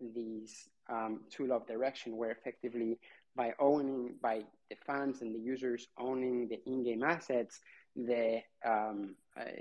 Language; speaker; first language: English; non-native, fluent; Spanish